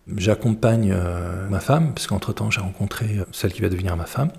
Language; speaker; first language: French; early bilingual, other home language; Arabic